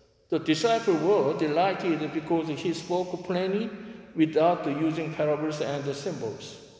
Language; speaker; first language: English; non-native, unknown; Korean